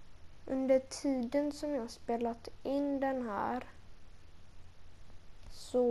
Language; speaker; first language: Swedish; native; Swedish